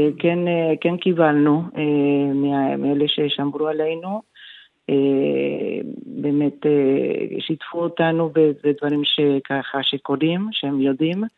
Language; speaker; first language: Hebrew; non-native, fluent; Spanish